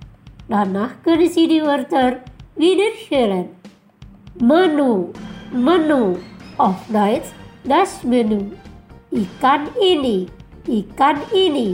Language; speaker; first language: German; non-native, fluent; Indonesian